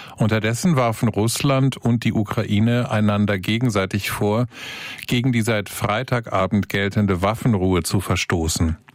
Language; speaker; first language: German; native; German